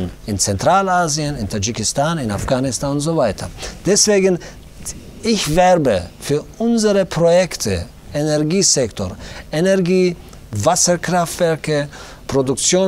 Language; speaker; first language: German; non-native, learner; Tajik